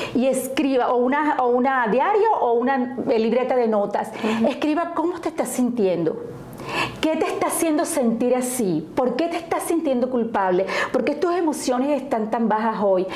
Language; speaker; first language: Spanish; native; Spanish